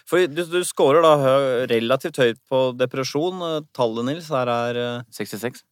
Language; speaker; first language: Norwegian; native; Norwegian